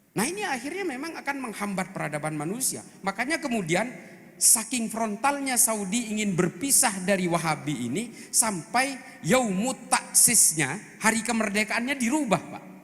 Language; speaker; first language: Indonesian; non-native, local second language; Madurese